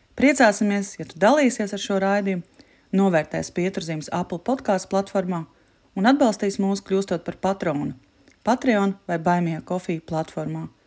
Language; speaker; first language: Latvian; native; Latvian